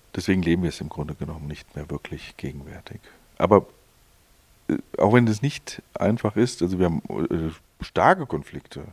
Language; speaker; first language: German; native; German